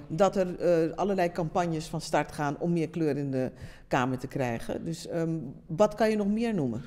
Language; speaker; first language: Dutch; native; Dutch